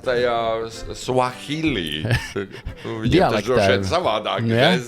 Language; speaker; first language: Latvian; native; Latvian